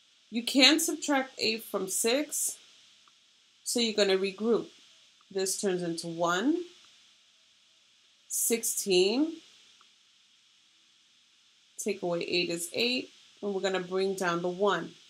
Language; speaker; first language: English; native; English